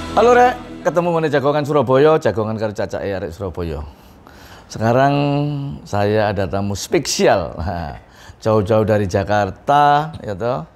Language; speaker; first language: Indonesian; non-native, local second language; Javanese